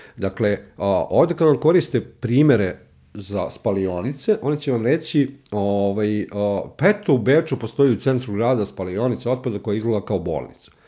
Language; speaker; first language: Serbian; native; Serbian